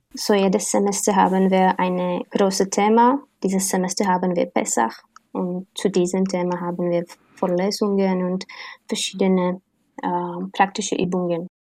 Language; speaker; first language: German; non-native, fluent; Czech